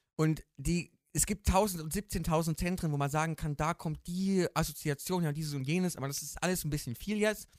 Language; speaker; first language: German; native; German